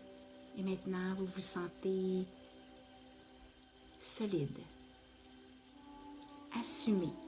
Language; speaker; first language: French; native; French